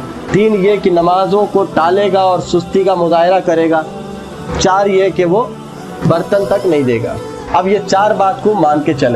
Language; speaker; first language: Urdu; native; Urdu